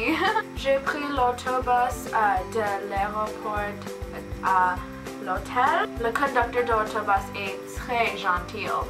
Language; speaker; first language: French; non-native, learner; English